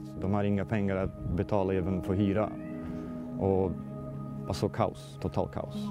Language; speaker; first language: Swedish; non-native, learner; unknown